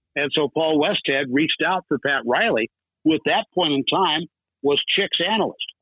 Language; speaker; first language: English; native; English